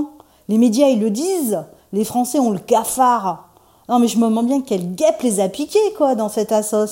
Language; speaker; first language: French; native; French